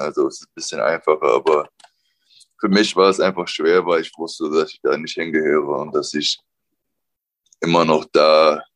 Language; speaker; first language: German; early bilingual, other home language; English